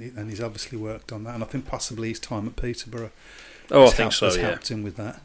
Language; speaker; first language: English; native; English